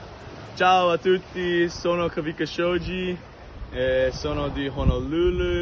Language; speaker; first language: Italian; non-native, learner; English